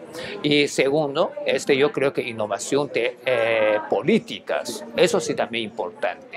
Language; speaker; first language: Spanish; non-native, fluent; Chinese